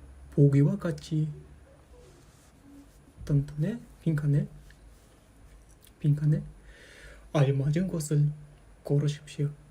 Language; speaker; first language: Korean; non-native, fluent; Kazakh